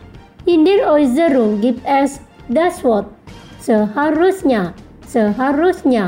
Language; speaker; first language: German; non-native, fluent; Indonesian